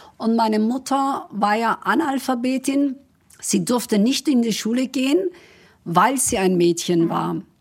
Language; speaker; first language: German; early bilingual, other home language; Kurdish